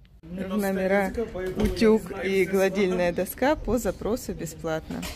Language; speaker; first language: Russian; native; Russian